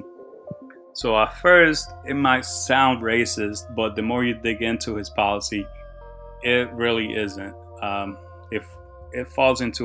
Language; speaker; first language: English; early bilingual, other home language; Spanish